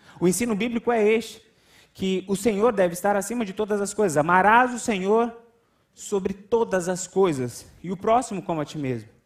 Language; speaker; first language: Portuguese; native; Portuguese